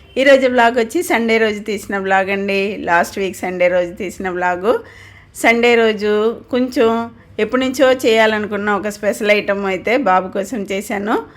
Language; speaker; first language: Telugu; non-native, local second language; Tamil